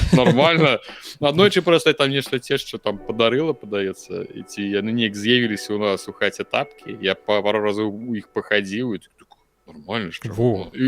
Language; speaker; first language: Belarusian; non-native, local second language; Russian